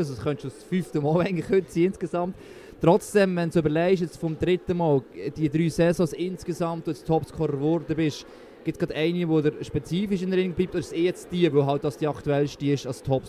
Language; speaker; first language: German; native; German